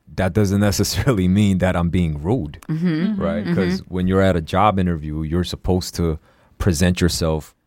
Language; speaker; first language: English; early bilingual, other home language; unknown